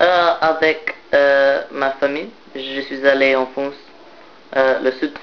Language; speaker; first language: French; non-native, learner; English